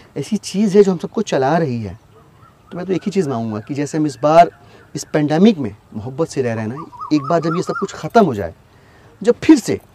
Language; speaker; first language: Hindi; native; Hindi